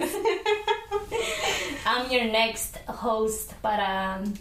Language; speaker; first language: English; early bilingual, other home language; Spanish